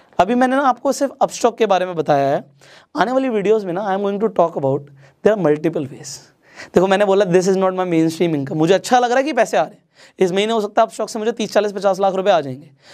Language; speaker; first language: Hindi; non-native, local second language; Marathi